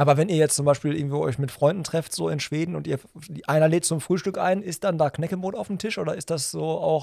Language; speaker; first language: German; native; German